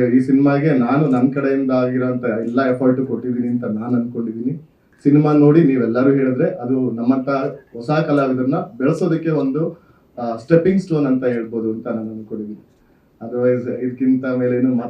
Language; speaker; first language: Kannada; native; Kannada